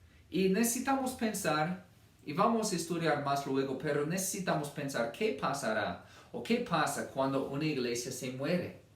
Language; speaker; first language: Spanish; non-native, fluent; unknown